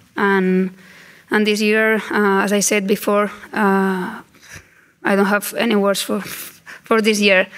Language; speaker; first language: English; non-native, learner; Spanish